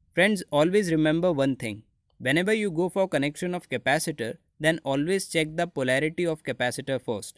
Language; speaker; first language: English; non-native, local second language; Hindi